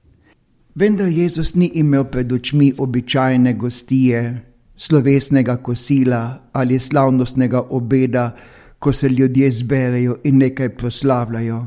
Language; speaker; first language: Slovenian; native; Slovenian